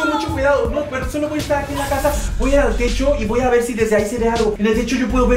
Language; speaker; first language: Spanish; native; Spanish